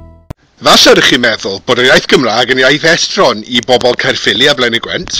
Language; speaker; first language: Welsh; non-native, local second language; English